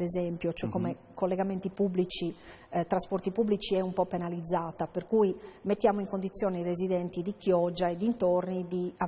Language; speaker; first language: Italian; native; Italian